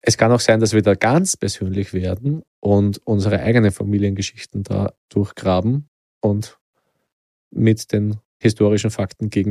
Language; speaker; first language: German; native; German